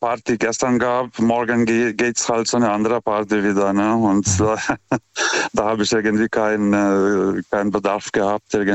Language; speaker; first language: German; non-native, fluent; Lithuanian